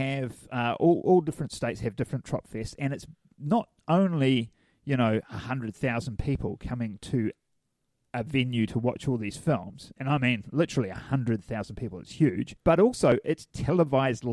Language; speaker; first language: English; native; English